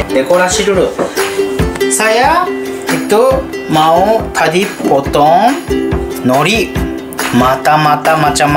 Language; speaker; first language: Indonesian; non-native, learner; Japanese